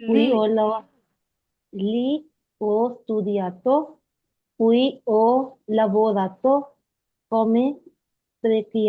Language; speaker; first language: Italian; non-native, learner; Hindi